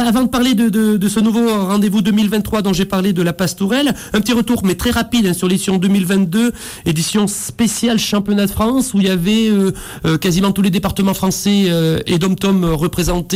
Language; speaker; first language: French; native; French